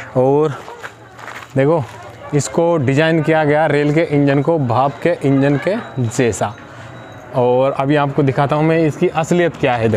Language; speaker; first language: Hindi; native; Hindi